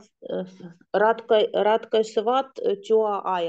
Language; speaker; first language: Finnish; non-native, learner; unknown